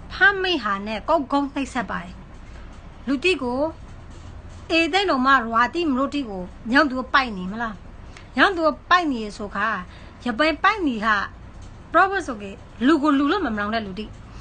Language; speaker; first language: Burmese; native; Burmese